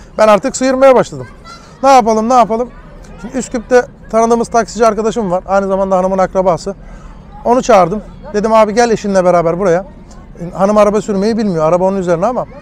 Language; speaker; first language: Turkish; early bilingual, heritage; Turkish